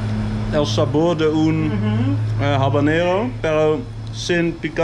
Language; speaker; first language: Spanish; non-native, learner; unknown